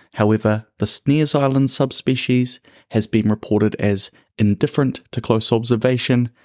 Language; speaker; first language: English; native; English